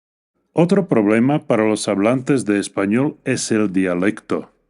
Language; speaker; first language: Spanish; non-native, fluent; English